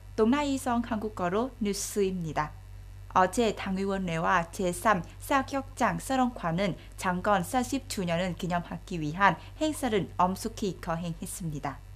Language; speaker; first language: Korean; non-native, fluent; Vietnamese